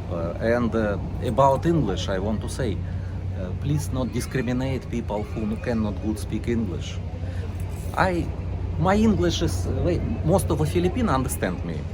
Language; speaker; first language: English; non-native, learner; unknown